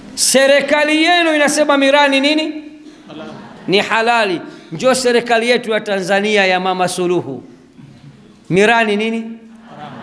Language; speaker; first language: Swahili; native; Swahili